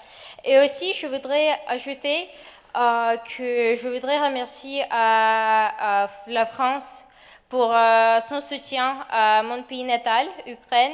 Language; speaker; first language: French; non-native, fluent; Ukrainian